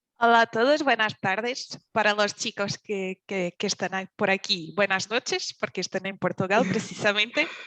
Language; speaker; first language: Spanish; non-native, fluent; Portuguese